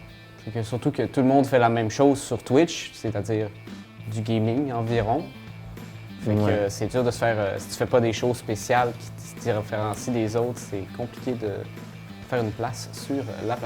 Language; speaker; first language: French; native; French